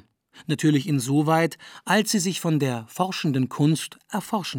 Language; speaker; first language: German; native; German